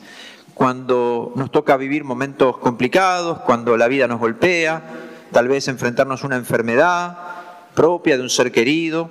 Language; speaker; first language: Spanish; native; Spanish